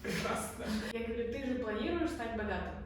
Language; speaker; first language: Russian; native; Russian